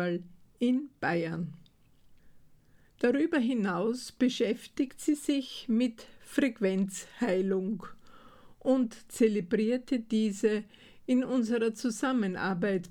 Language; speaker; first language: German; native; German